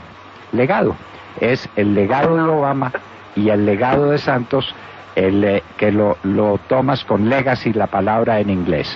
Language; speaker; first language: Spanish; native; Spanish